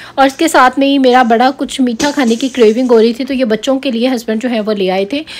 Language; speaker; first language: Urdu; native; Urdu